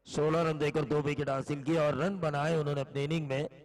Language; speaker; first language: Hindi; non-native, local second language; Marathi